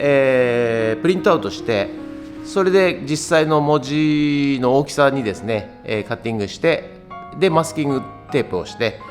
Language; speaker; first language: Japanese; native; Japanese